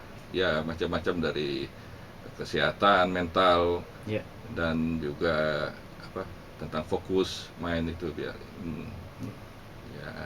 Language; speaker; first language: Indonesian; non-native, local second language; Javanese